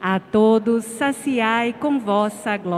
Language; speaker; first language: Portuguese; native; Portuguese